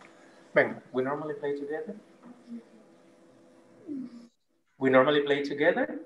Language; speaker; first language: English; non-native, fluent; Spanish